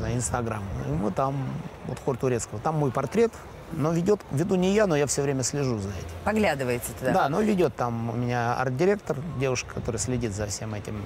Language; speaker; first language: Russian; native; Russian